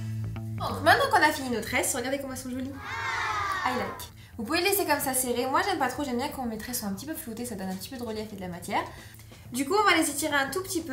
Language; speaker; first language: French; native; French